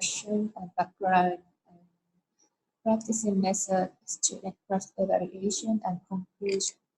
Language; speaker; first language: English; non-native, learner; Japanese